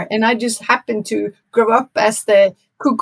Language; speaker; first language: English; non-native, fluent; Norwegian